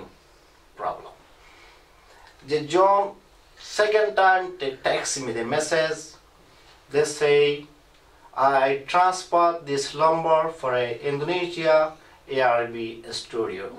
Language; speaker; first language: English; non-native, learner; Rohingya